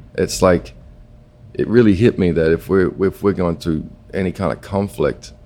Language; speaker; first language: English; native; English